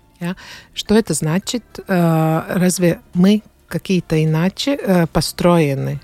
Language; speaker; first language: Russian; non-native, fluent; Latvian